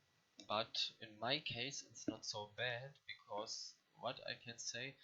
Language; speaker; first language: English; non-native, learner; German